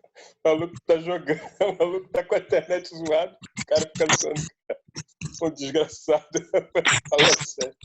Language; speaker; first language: Portuguese; native; Portuguese